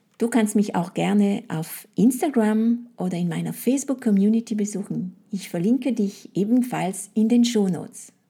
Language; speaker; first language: German; non-native, fluent; French